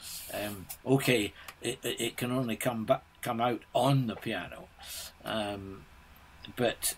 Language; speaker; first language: English; native; English